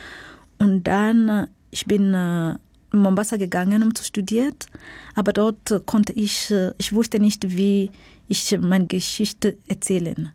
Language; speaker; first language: German; non-native, fluent; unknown